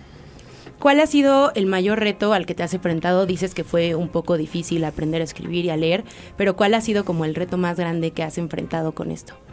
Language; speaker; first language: Spanish; native; Spanish